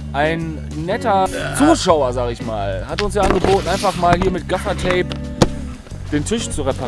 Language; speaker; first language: German; native; German